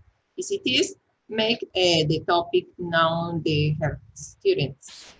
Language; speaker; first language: English; non-native, learner; Spanish